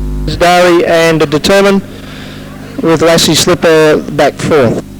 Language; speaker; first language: English; native; English